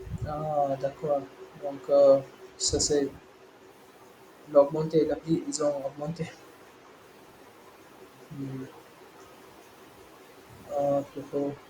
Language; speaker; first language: French; non-native, learner; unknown